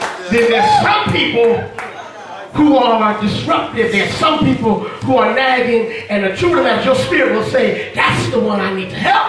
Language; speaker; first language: English; native; English